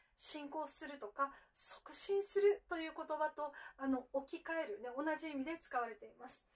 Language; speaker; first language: Japanese; native; Japanese